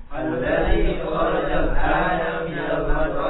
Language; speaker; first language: Arabic; non-native, learner; Indonesian